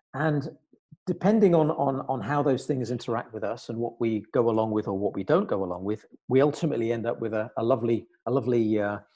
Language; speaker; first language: English; native; English